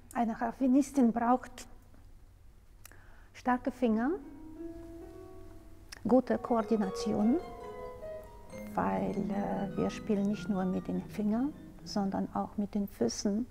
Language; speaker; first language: German; non-native, fluent; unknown